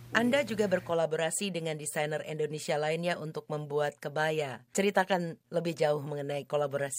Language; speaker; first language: Indonesian; native; Indonesian